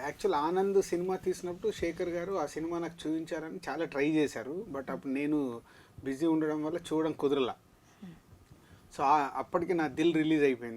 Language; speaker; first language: Telugu; native; Telugu